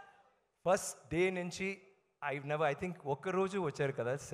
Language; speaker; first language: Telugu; non-native, fluent; Tamil